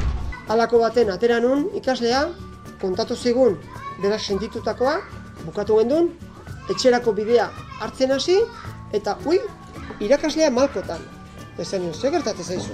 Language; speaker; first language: Basque; native; Basque